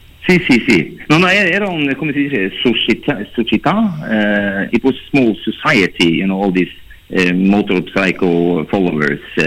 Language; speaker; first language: Italian; non-native, learner; Norwegian